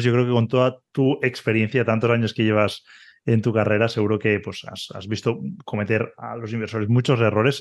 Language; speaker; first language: Spanish; native; Spanish